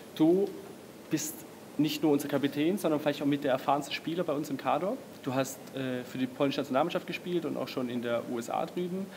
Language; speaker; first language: German; native; German